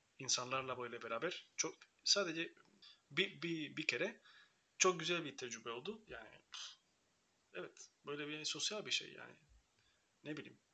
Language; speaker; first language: Turkish; non-native, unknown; Spanish